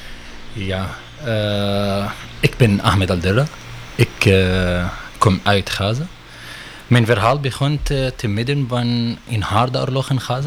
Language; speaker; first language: Dutch; non-native, learner; Arabic